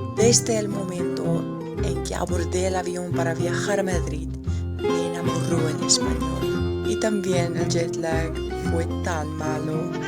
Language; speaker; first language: Spanish; non-native, learner; English